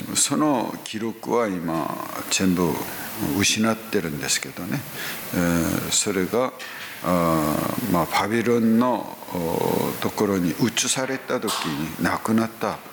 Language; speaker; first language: Japanese; non-native, fluent; Korean